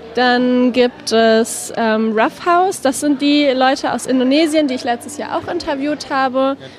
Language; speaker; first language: German; native; German